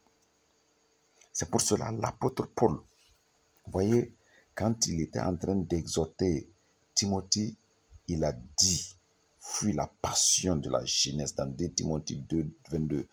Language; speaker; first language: French; non-native, local second language; Mossi